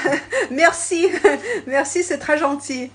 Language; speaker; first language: French; non-native, learner; Russian